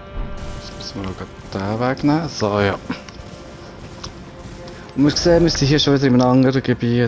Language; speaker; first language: German; native; German